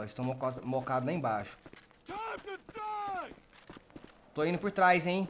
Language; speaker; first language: Portuguese; native; Portuguese